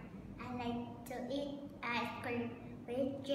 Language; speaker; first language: English; non-native, learner; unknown